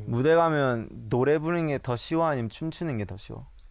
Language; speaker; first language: Korean; early bilingual, heritage; Korean